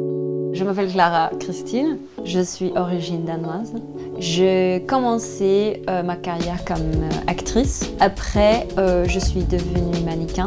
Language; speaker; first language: French; non-native, fluent; Danish